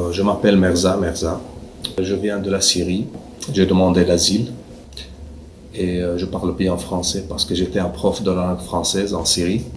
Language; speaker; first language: French; non-native, fluent; Arabic